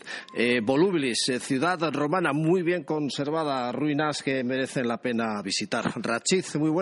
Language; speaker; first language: Spanish; native; Spanish